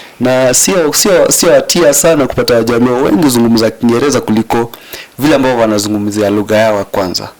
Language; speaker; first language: Swahili; non-native, local second language; Luo (Kenya and Tanzania)